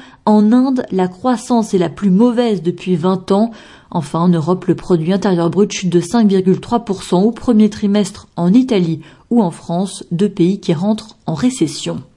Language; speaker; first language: French; native; French